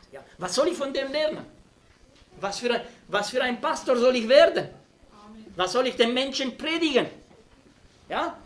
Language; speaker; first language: German; non-native, fluent; Romanian